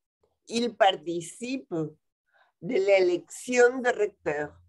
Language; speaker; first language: French; non-native, fluent; Spanish